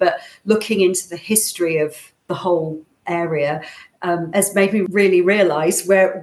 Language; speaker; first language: English; native; English